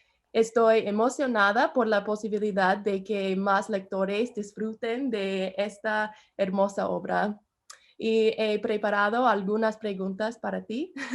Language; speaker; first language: Spanish; non-native, learner; English